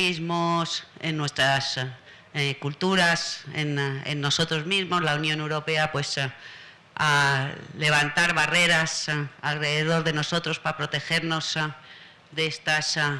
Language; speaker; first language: Spanish; native; Spanish